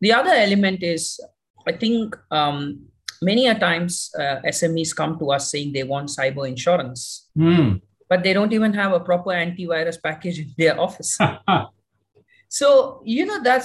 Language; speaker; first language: English; non-native, local second language; Malayalam